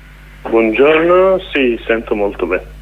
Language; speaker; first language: Italian; non-native, learner; Kurdish